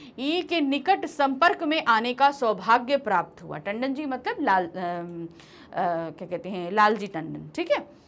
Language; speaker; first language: Hindi; native; Hindi